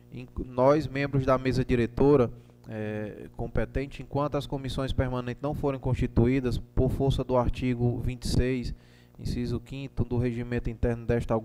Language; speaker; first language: Portuguese; native; Portuguese